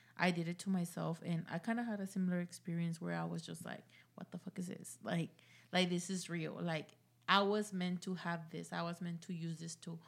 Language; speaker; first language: English; early bilingual, other home language; Spanish